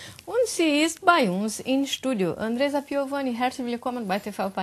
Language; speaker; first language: German; non-native, learner; Portuguese